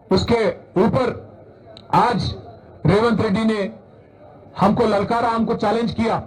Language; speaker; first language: Hindi; non-native, local second language; Telugu